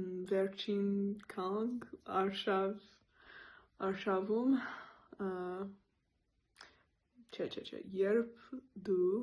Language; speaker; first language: Armenian; non-native, learner; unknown